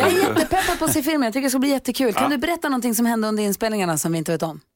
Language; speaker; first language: Swedish; native; Swedish